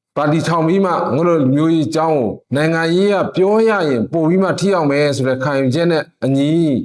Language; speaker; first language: Burmese; non-native, local second language; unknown